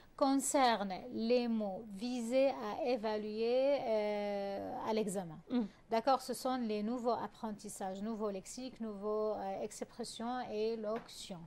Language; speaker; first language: French; non-native, fluent; Arabic